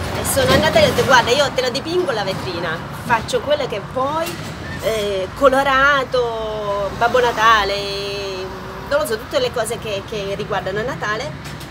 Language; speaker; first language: Italian; non-native, fluent; Hungarian